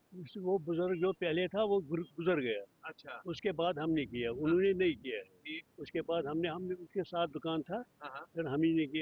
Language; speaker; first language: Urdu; non-native, local second language; Kashmiri